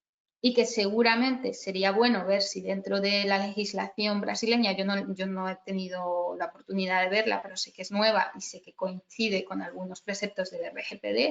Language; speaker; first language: Spanish; native; Spanish